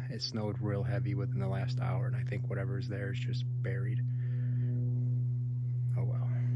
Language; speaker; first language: English; native; English